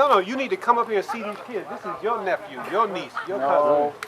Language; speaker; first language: English; native; English